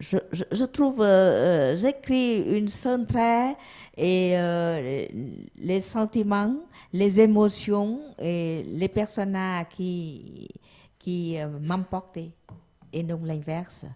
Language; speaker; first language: French; non-native, learner; Vietnamese